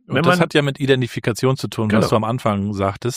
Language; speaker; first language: German; native; German